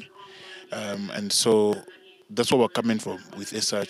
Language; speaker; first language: English; non-native, local second language; Bemba